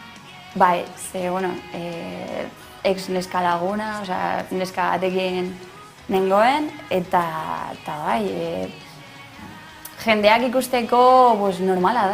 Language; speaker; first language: Basque; non-native, local second language; Spanish